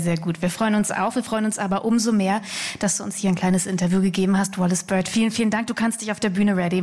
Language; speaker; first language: German; native; German